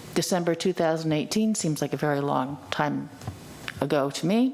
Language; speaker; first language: English; native; English